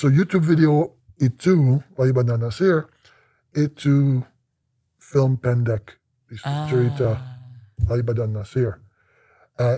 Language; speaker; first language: Indonesian; non-native, learner; English